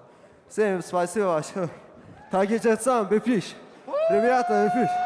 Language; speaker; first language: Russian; non-native, learner; Persian